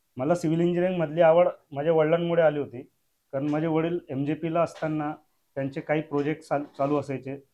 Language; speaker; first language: Marathi; non-native, local second language; Urdu